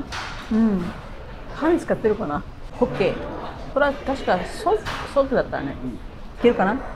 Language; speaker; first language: Japanese; non-native, learner; Arabic